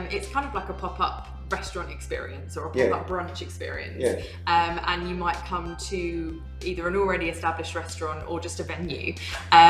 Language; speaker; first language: English; native; English